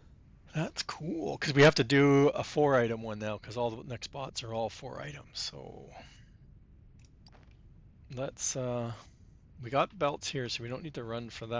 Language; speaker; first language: English; native; English